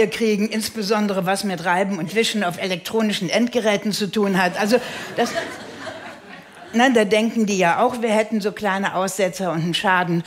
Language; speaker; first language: German; native; German